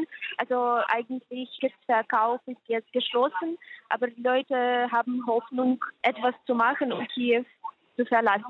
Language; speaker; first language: German; non-native, fluent; Ukrainian